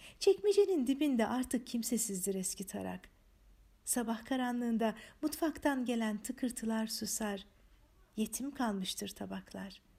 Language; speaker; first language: Turkish; native; Turkish